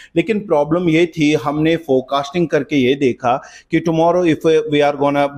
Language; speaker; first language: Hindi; non-native, local second language; Kashmiri